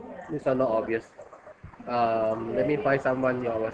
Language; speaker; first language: English; non-native, local second language; Chinese